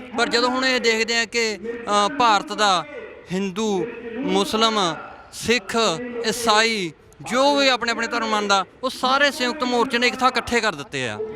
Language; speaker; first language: Punjabi; native; Punjabi